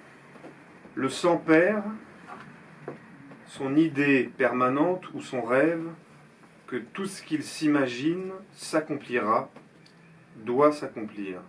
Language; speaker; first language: French; native; French